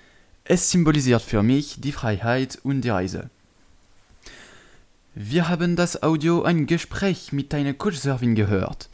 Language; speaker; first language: German; non-native, learner; French